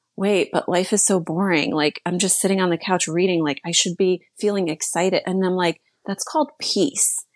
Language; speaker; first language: English; early bilingual, other home language; Slovak